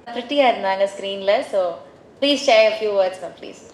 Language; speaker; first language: Tamil; native; Tamil